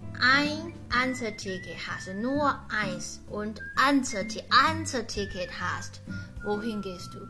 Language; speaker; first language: German; non-native, learner; Chinese